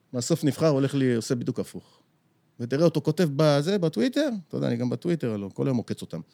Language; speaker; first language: Hebrew; native; Hebrew